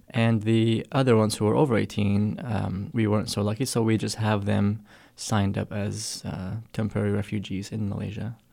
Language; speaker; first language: English; early bilingual, other home language; Arabic